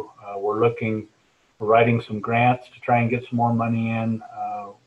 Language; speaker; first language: English; native; English